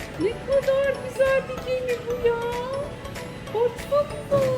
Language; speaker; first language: Turkish; native; Turkish